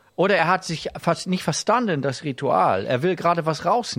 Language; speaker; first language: German; native; German